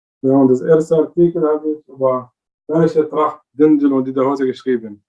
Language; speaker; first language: German; non-native, learner; Arabic